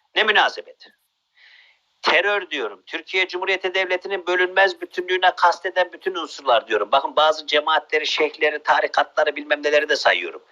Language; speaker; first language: Turkish; native; Turkish